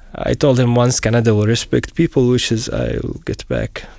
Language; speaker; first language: English; non-native, fluent; Arabic